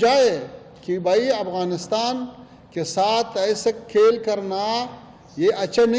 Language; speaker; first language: Hindi; non-native, fluent; Pashto